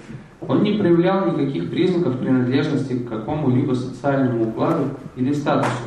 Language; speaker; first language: Russian; native; Russian